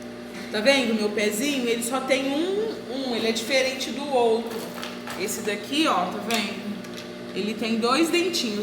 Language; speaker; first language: Portuguese; native; Portuguese